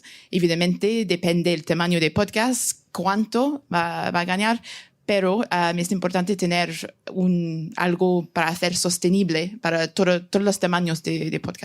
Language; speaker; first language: Spanish; non-native, fluent; English